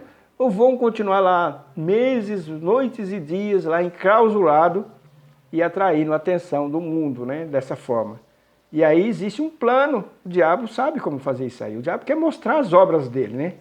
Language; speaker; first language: Portuguese; native; Portuguese